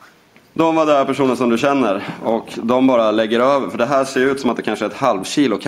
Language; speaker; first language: Swedish; native; Swedish